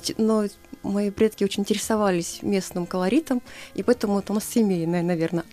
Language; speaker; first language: Russian; native; Russian